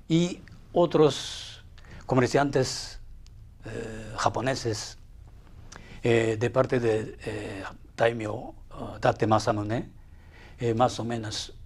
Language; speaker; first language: Spanish; non-native, fluent; Japanese